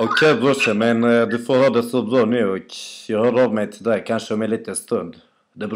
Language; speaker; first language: Swedish; native; Swedish